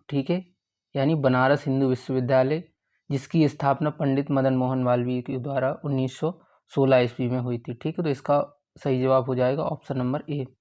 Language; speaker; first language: Hindi; native; Hindi